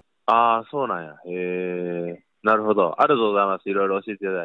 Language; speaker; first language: Japanese; native; Japanese